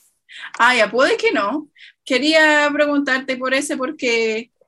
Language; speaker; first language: Spanish; non-native, fluent; English